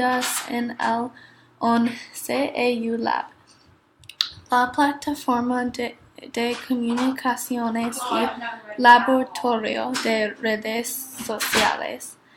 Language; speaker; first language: Spanish; non-native, learner; English